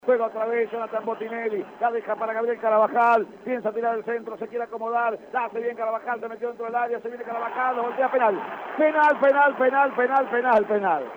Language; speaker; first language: Spanish; native; Spanish